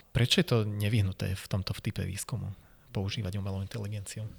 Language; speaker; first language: Slovak; native; Slovak